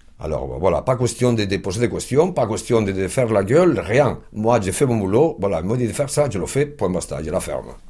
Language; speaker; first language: French; non-native, fluent; Spanish